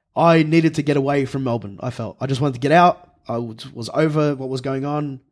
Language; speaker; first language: English; native; English